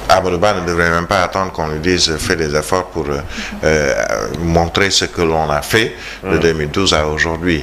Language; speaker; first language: French; non-native, local second language; Wolof